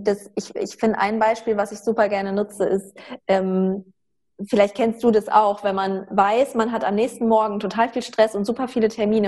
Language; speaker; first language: German; native; German